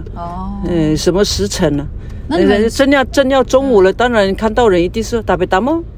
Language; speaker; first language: Chinese; non-native, local second language; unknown